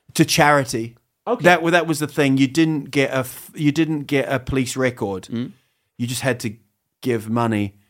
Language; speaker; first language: English; native; English